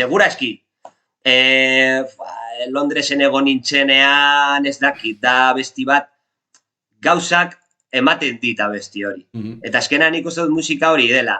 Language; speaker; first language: Basque; non-native, local second language; Spanish